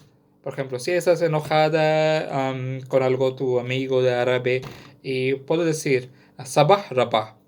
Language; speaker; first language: Spanish; non-native, learner; Sindhi